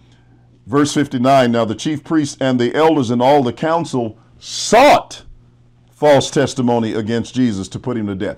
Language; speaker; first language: English; native; English